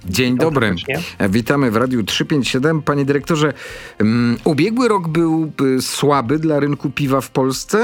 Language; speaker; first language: Polish; native; Polish